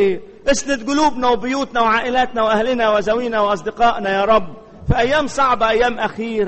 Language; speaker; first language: Arabic; native; Arabic